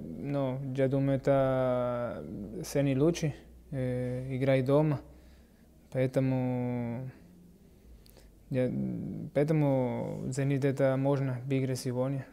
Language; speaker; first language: Russian; non-native, learner; Portuguese